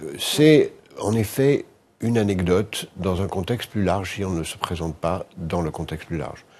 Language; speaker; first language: French; native; French